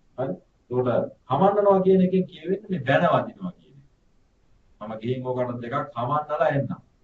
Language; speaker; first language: Sinhala; native; Sinhala